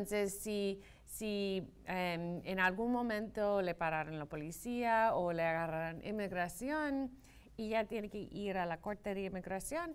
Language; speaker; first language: Spanish; non-native, fluent; English